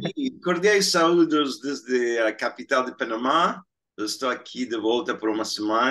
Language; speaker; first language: Portuguese; non-native, fluent; Spanish